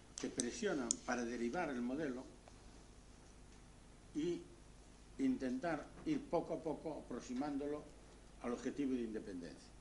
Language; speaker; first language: Spanish; native; Spanish